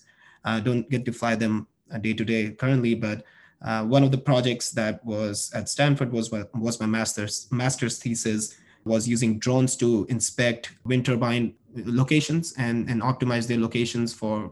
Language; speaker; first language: English; non-native, local second language; Hindi